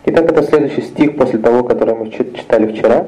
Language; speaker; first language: Russian; native; Russian